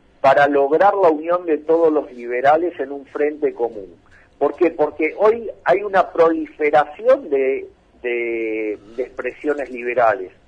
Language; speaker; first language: Spanish; native; Spanish